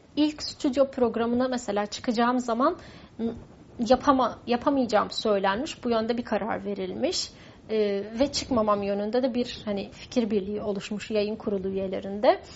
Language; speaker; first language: Turkish; non-native, local second language; Kurdish